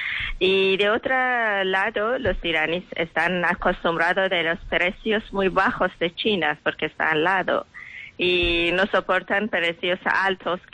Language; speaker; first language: Spanish; non-native, learner; Persian